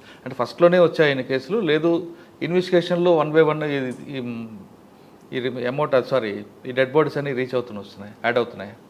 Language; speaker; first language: Telugu; native; Telugu